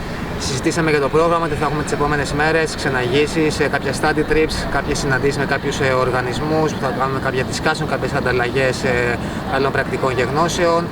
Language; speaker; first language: Greek; native; Greek